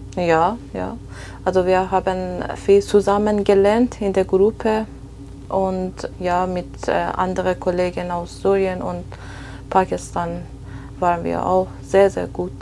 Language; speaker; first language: German; non-native, fluent; Persian